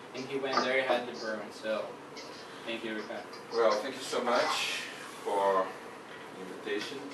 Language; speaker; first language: English; non-native, fluent; Portuguese